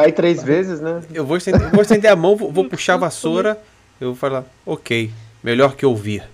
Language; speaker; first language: Portuguese; native; Portuguese